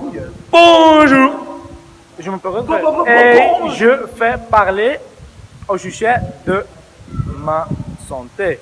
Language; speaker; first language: French; non-native, learner; Dutch